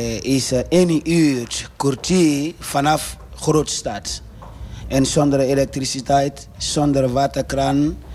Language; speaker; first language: Dutch; non-native, learner; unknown